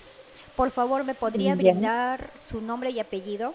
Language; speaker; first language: Spanish; native; Spanish